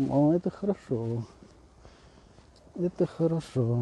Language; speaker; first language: Russian; non-native, learner; Vietnamese